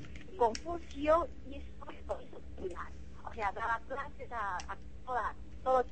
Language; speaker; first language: Spanish; non-native, fluent; Chinese